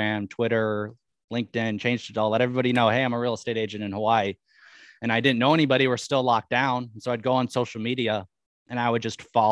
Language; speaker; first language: English; native; English